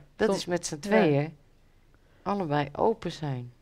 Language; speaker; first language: Dutch; native; Dutch